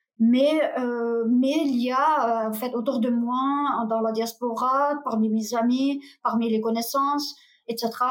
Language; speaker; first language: French; non-native, fluent; Uyghur